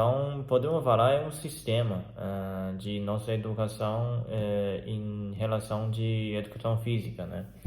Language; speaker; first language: Portuguese; non-native, learner; Chinese